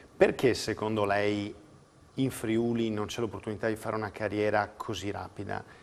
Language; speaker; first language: Italian; native; Italian